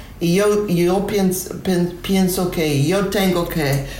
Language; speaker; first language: Spanish; non-native, learner; English